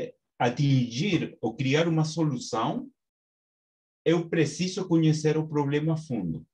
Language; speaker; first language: Portuguese; non-native, fluent; Spanish